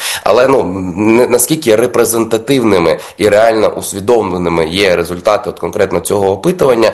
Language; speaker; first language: Ukrainian; native; Ukrainian